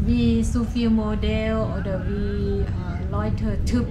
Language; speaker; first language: German; non-native, learner; Thai